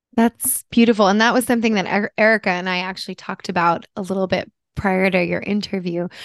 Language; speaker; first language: English; early bilingual, other home language; Italian